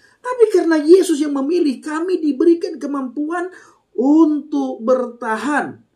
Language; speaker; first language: Indonesian; non-native, local second language; Achinese